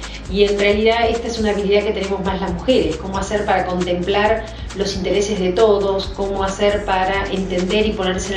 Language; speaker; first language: Spanish; native; Spanish